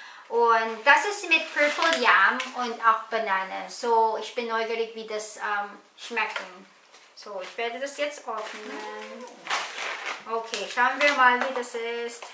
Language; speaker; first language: German; non-native, learner; Filipino